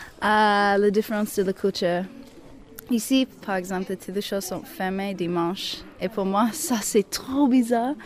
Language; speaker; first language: French; non-native, learner; English